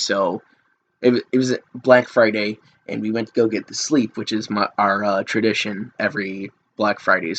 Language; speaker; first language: English; native; English